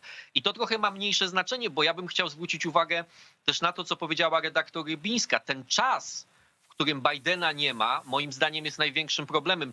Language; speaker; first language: Polish; native; Polish